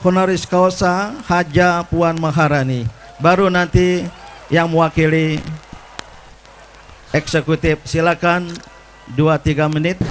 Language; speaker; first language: Indonesian; native; Indonesian